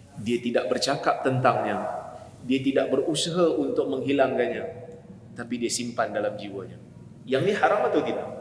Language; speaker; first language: Malay; native; Malay